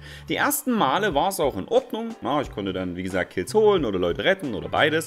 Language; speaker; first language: German; native; German